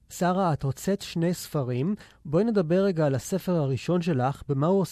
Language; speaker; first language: Hebrew; native; Hebrew